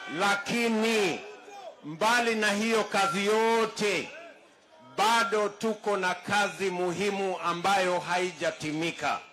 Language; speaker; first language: Swahili; non-native, local second language; Kalenjin